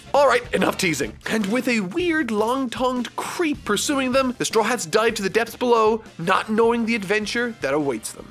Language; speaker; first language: English; native; English